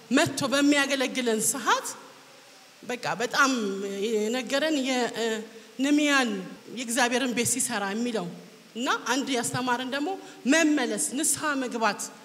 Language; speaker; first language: Amharic; native; Amharic